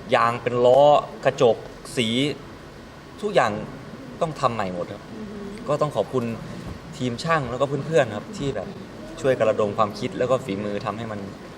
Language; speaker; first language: Thai; native; Thai